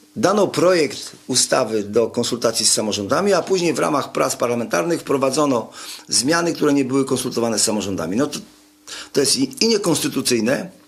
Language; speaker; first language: Polish; native; Polish